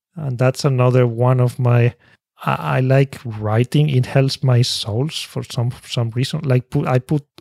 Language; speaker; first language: English; non-native, fluent; Spanish